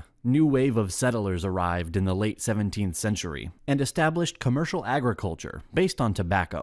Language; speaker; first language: English; non-native, fluent; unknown